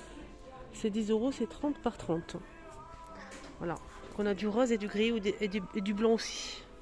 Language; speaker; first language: French; native; French